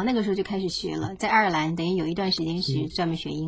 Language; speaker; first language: Chinese; native; Chinese